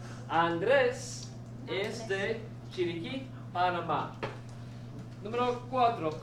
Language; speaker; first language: Spanish; non-native, fluent; English